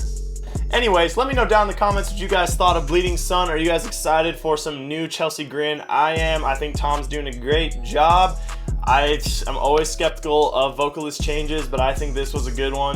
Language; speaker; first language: English; native; English